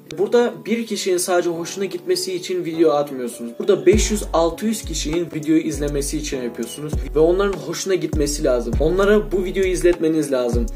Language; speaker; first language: Turkish; non-native, fluent; Russian